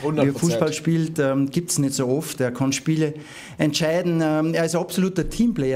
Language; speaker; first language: German; native; German